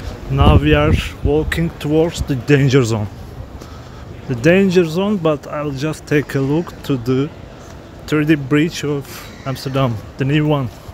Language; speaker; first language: English; non-native, fluent; Turkish